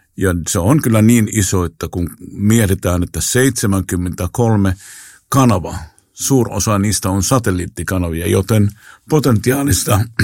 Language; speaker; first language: Finnish; non-native, fluent; Arabic